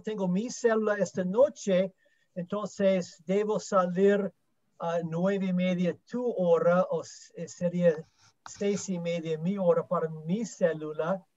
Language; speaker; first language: Spanish; non-native, fluent; English